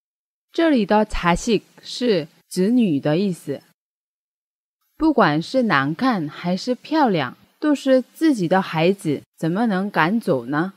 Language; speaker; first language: Chinese; non-native, fluent; Korean